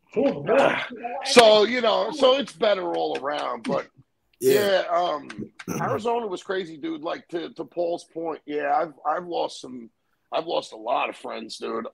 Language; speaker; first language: English; native; English